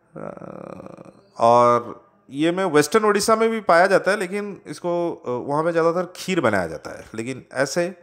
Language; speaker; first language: Hindi; non-native, local second language; Odia